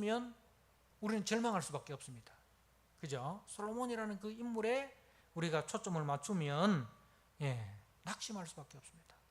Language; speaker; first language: Korean; native; Korean